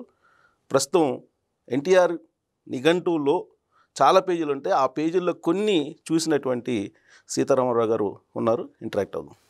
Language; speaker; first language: Telugu; native; Telugu